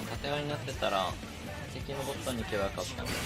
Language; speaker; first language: Japanese; native; Japanese